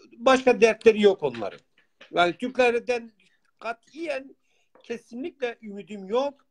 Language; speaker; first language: Turkish; non-native, local second language; Kurdish